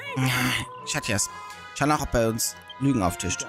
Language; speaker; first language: German; native; German